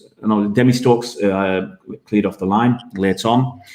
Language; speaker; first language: English; native; English